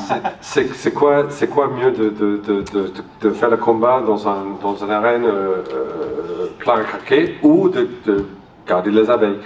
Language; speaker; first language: French; non-native, learner; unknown